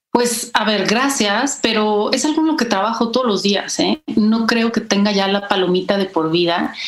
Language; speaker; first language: Spanish; early bilingual, other home language; Polish